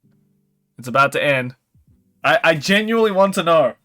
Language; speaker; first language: English; native; English